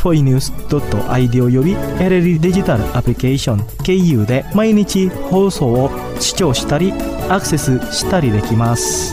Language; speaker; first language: Japanese; non-native, fluent; Indonesian